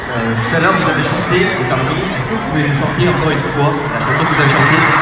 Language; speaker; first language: French; native; French